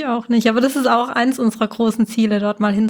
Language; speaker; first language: German; native; German